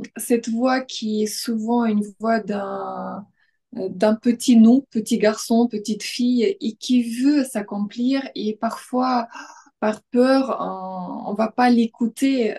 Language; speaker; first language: French; non-native, fluent; Russian